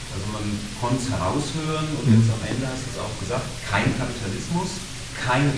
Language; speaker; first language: German; native; German